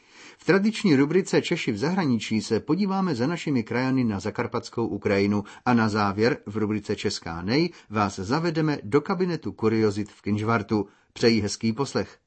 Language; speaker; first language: Czech; native; Czech